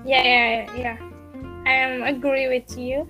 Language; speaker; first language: English; non-native, learner; Indonesian